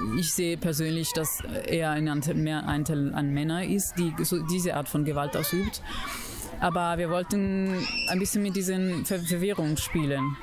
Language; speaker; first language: German; non-native, fluent; Italian